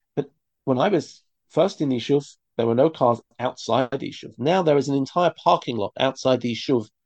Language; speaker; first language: English; native; English